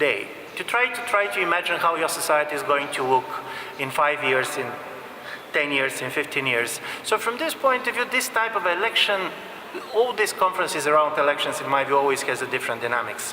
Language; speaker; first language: English; non-native, fluent; Bulgarian